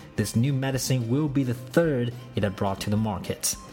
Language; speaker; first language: English; non-native, fluent; Chinese